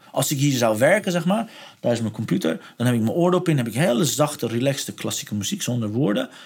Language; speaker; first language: Dutch; non-native, fluent; Persian